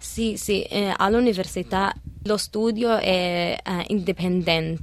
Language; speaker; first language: Italian; non-native, learner; Arabic